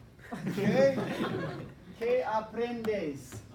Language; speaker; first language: Spanish; non-native, fluent; English